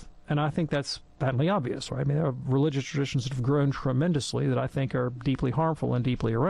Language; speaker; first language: English; native; English